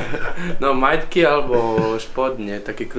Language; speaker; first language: Polish; non-native, learner; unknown